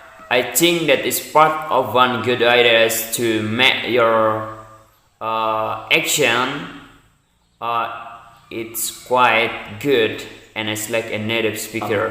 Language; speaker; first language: English; non-native, learner; Indonesian